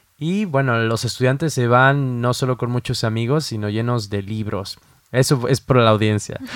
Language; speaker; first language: Spanish; native; Spanish